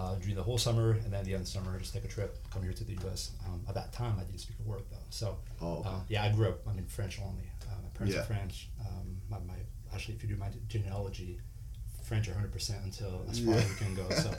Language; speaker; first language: English; non-native, fluent; French